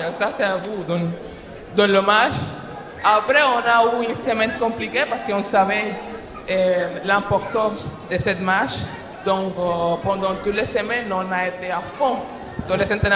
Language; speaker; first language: French; non-native, fluent; Spanish